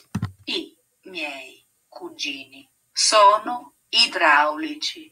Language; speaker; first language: Italian; non-native, learner; English